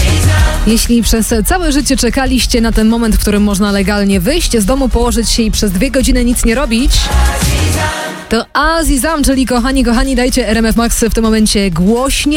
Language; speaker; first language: Polish; native; Polish